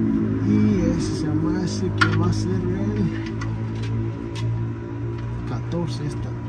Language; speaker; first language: Spanish; early bilingual, heritage; Spanish